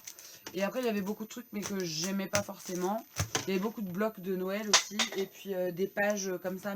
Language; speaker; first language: French; native; French